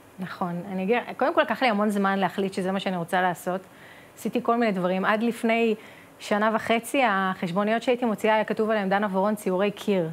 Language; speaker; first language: Hebrew; native; Hebrew